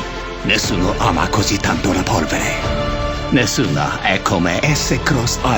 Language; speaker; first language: Italian; native; Italian